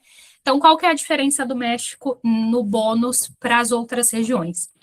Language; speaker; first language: Portuguese; native; Portuguese